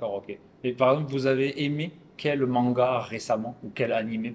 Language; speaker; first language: French; native; French